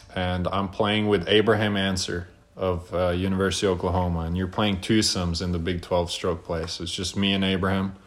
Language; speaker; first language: English; non-native, fluent; Norwegian